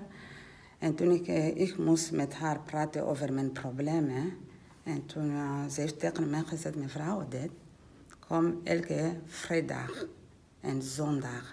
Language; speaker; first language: Dutch; non-native, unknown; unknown